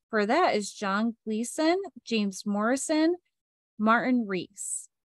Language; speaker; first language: English; native; English